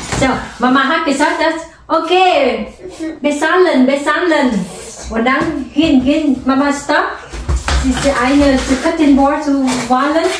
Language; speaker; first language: German; non-native, learner; Vietnamese